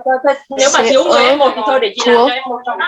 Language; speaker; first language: Vietnamese; native; Vietnamese